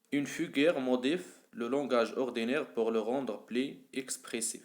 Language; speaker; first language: French; non-native, local second language; Arabic